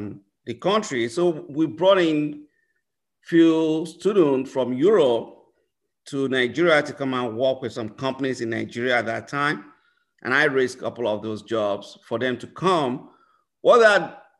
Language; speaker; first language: English; non-native, local second language; Yoruba